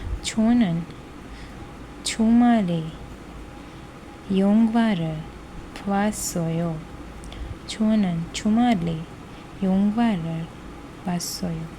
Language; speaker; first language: Korean; non-native, learner; Hindi